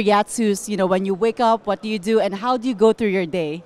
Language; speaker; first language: English; non-native, local second language; Filipino